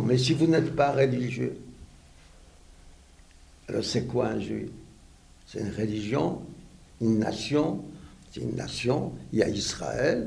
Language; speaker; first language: French; non-native, fluent; Yiddish